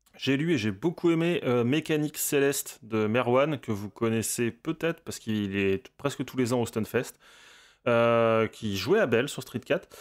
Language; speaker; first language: French; native; French